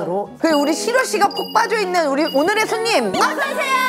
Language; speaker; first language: Korean; native; Korean